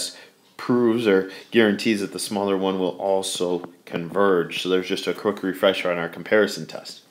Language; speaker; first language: English; native; English